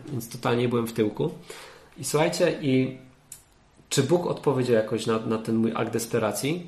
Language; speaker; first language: Polish; native; Polish